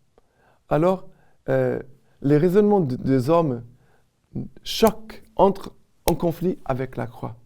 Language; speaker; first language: French; non-native, fluent; Portuguese